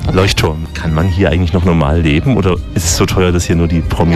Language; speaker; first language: German; native; German